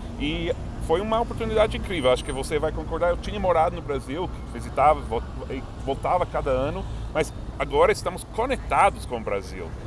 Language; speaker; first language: Portuguese; non-native, fluent; English